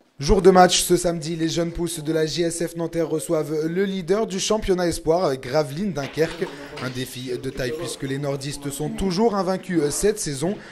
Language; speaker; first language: French; native; French